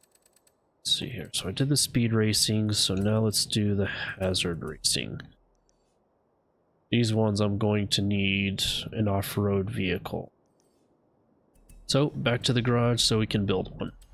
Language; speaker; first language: English; native; English